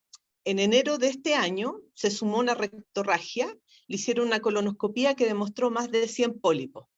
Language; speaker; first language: Spanish; native; Spanish